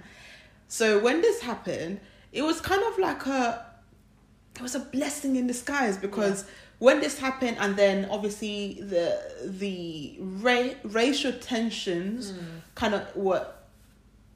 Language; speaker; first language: English; non-native, local second language; Ganda